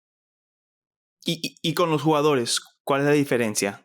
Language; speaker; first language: Spanish; early bilingual, heritage; Spanish